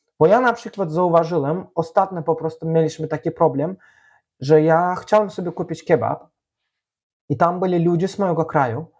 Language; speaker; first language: Polish; non-native, fluent; Azerbaijani